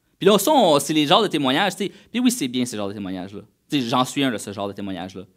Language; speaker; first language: French; native; French